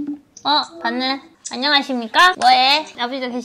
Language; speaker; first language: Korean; native; Korean